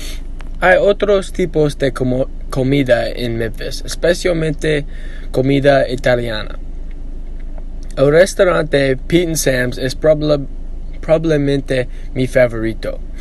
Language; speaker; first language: Spanish; non-native, learner; English